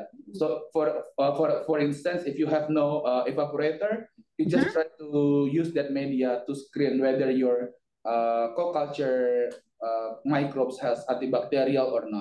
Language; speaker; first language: English; non-native, fluent; Indonesian